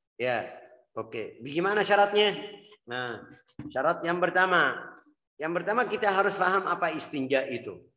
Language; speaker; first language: Indonesian; non-native, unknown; Arabic